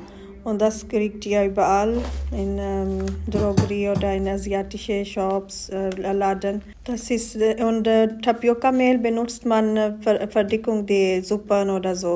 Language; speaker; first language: German; non-native, learner; Hindi